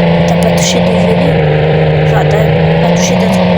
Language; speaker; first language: French; native; French